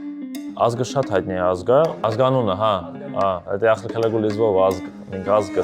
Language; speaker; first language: Armenian; early bilingual, heritage; Russian